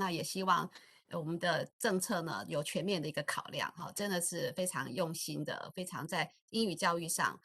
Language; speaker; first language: Chinese; native; Chinese